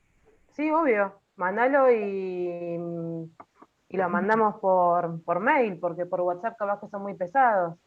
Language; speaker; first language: Spanish; native; Spanish